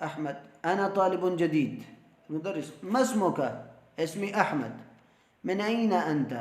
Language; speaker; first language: Arabic; non-native, fluent; Urdu